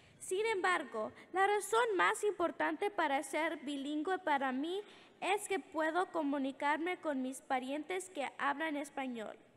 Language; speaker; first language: Spanish; early bilingual, heritage; English